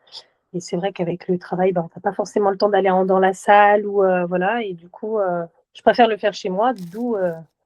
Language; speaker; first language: French; native; French